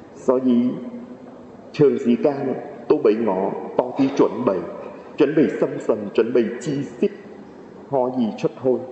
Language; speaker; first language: Cantonese; non-native, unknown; Vietnamese